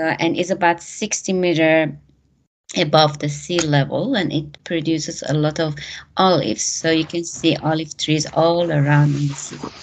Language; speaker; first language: English; non-native, fluent; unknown